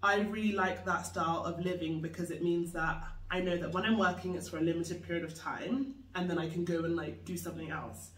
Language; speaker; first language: English; native; English